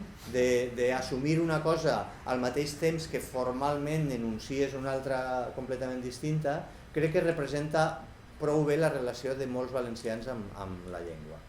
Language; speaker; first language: Catalan; native; Catalan